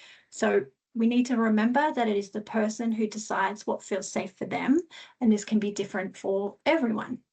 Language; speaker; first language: English; native; English